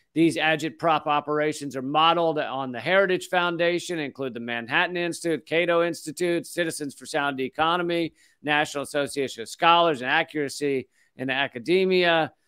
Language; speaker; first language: English; native; English